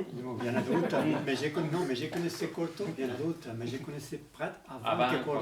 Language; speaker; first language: French; non-native, learner; Spanish